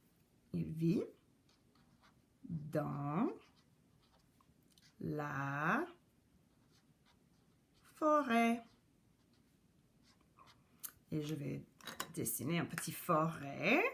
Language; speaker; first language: French; non-native, local second language; English